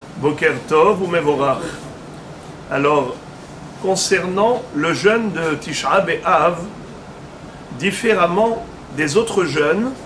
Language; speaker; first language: French; native; French